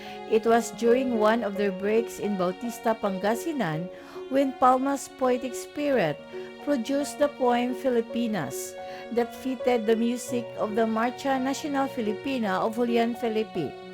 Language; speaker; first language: English; non-native, local second language; Filipino